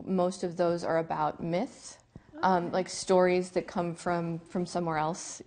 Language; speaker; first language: English; native; English